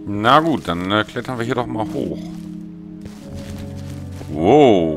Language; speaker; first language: German; native; German